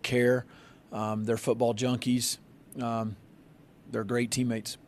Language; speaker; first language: English; native; English